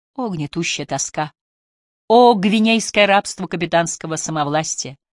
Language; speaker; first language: Russian; native; Russian